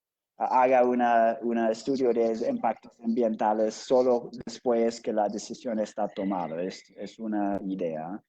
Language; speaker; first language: Spanish; non-native, fluent; English